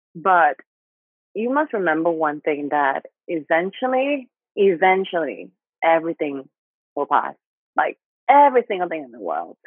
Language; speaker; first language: English; non-native, fluent; Thai